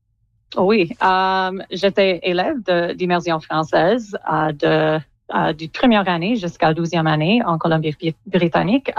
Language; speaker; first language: French; non-native, local second language; English